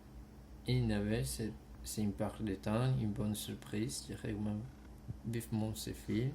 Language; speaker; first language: French; non-native, fluent; Spanish